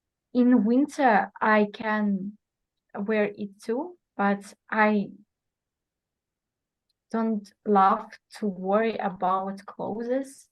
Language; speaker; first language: English; non-native, learner; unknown